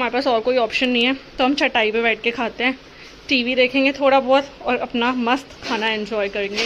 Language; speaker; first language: Hindi; native; Hindi